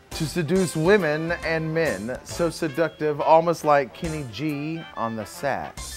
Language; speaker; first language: English; native; English